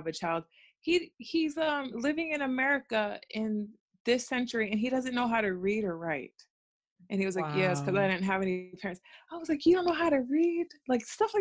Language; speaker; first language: English; native; English